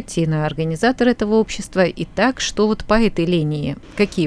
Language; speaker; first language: Russian; native; Russian